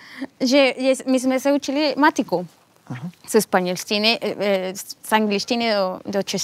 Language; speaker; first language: Czech; non-native, fluent; Spanish